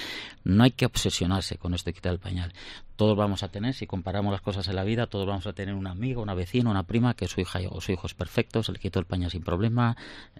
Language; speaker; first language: Spanish; native; Spanish